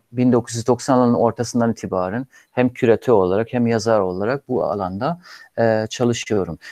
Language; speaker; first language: Turkish; non-native, fluent; German